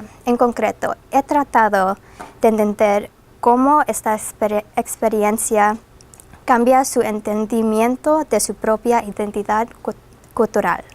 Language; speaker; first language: Spanish; non-native, fluent; English